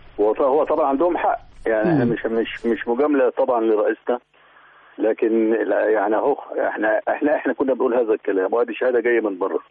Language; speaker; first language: Arabic; native; Arabic